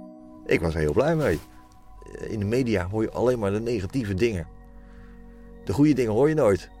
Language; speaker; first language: Dutch; native; Dutch